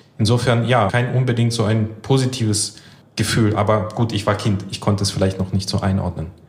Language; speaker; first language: German; early bilingual, other home language; Russian